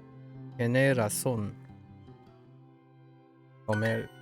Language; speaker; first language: Spanish; non-native, learner; English